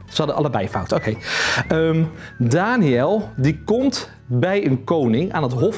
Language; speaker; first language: Dutch; native; Dutch